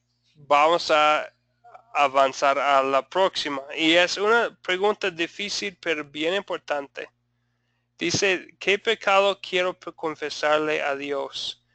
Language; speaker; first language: Spanish; non-native, fluent; English